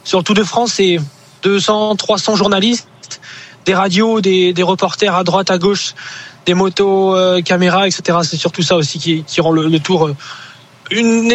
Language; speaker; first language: French; native; French